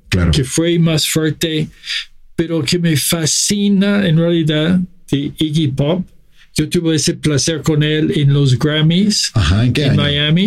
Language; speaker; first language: Spanish; non-native, fluent; English